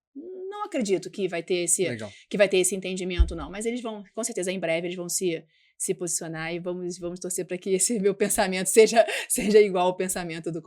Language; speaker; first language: Portuguese; native; Portuguese